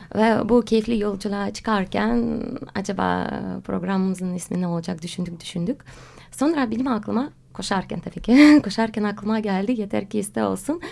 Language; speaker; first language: Turkish; non-native, fluent; Russian